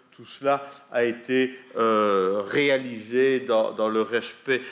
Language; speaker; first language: French; native; French